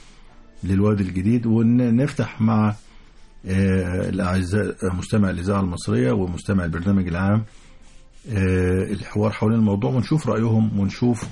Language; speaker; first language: Arabic; native; Arabic